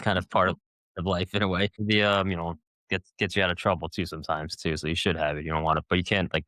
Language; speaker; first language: English; native; English